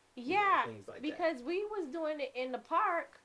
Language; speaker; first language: English; native; English